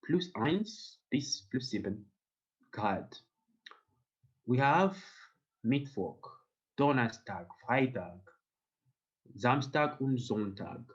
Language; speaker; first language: German; non-native, learner; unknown